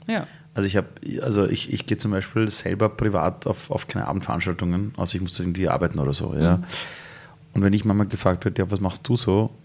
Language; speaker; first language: German; early bilingual, other home language; Persian